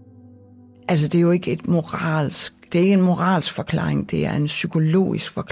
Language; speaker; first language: Danish; native; Danish